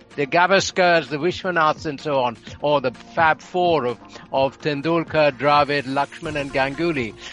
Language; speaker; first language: English; non-native, local second language; Bangla